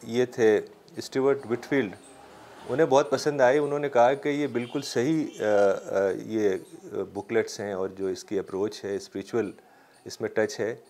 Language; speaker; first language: Urdu; native; Urdu